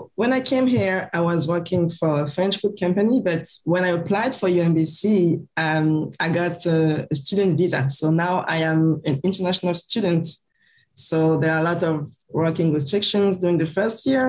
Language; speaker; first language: English; non-native, fluent; French